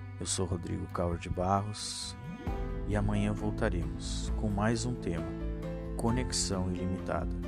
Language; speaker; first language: Portuguese; native; Portuguese